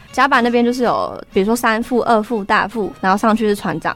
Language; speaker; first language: Chinese; native; Chinese